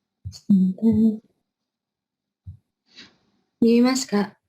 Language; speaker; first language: Japanese; non-native, learner; Indonesian